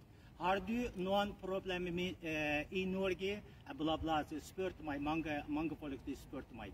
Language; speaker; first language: Norwegian; non-native, learner; Uyghur